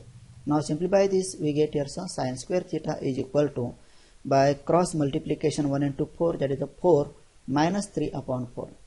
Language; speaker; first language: English; non-native, local second language; Marathi